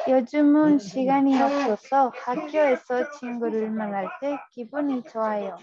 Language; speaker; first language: Korean; non-native, learner; Spanish